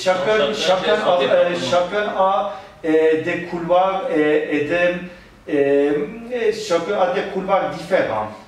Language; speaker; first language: French; non-native, learner; Turkish